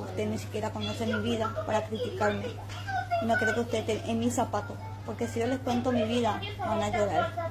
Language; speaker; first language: Spanish; non-native, local second language; Guarani